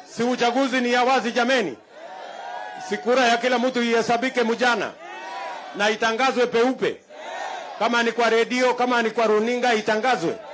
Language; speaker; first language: Swahili; non-native, local second language; Kalenjin